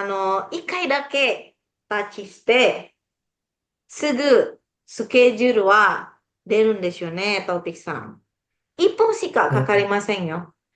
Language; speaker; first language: Japanese; non-native, fluent; Indonesian